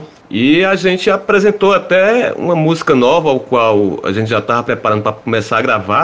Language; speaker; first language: Portuguese; native; Portuguese